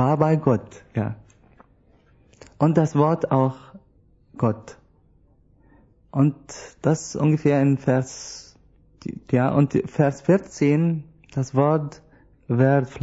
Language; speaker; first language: German; non-native, learner; Arabic